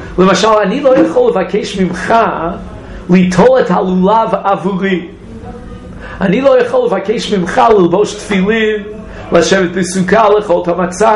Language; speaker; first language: Hebrew; non-native, fluent; English